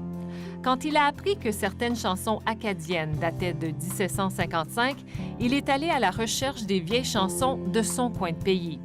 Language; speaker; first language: French; native; French